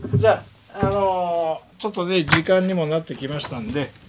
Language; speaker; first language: Japanese; native; Japanese